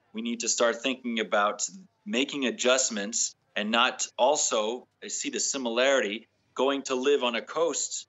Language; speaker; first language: English; native; English